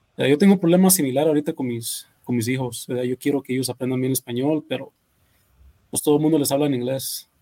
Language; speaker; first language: Spanish; early bilingual, heritage; Spanish